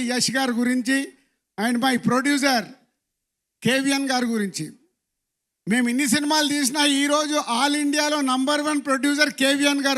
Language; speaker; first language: Telugu; native; Telugu